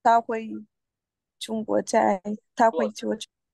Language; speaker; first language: Chinese; non-native, learner; Vietnamese